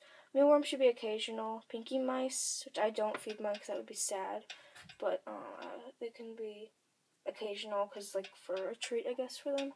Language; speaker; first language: English; native; English